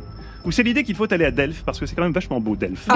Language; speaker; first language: French; native; French